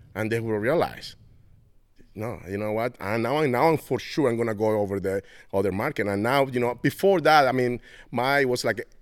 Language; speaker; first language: English; non-native, fluent; Spanish